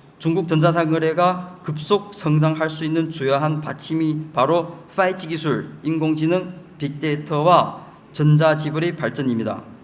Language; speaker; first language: Korean; early bilingual, heritage; Chinese